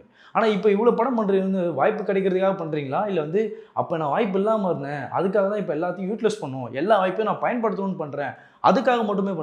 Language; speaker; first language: Tamil; native; Tamil